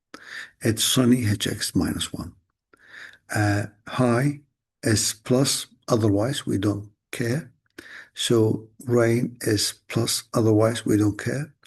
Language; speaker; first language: English; non-native, fluent; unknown